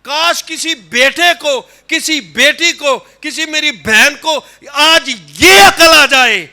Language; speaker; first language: Urdu; non-native, local second language; Punjabi